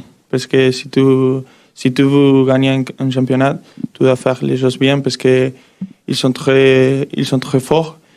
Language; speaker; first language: French; non-native, learner; Spanish